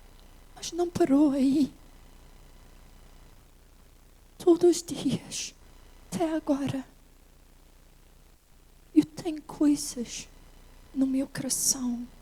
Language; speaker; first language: Portuguese; early bilingual, heritage; English